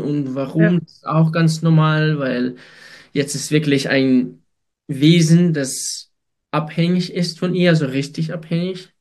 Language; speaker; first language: German; non-native, fluent; Ukrainian